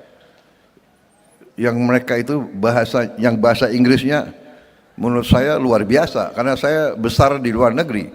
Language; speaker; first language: Indonesian; native; Indonesian